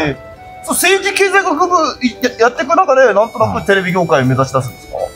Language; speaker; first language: Japanese; native; Japanese